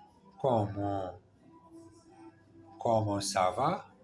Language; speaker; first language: French; non-native, learner; Portuguese